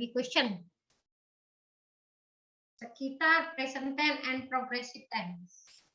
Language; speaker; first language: English; non-native, learner; Indonesian